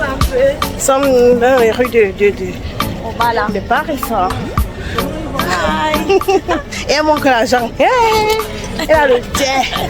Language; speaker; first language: French; non-native, learner; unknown